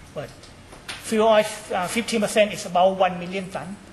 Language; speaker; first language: English; non-native, learner; Thai